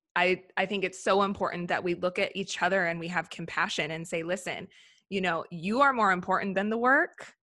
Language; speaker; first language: English; native; English